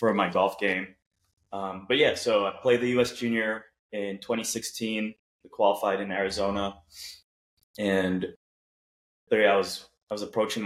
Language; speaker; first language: English; non-native, local second language; Cebuano